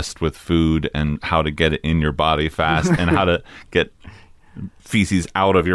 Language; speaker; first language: English; native; English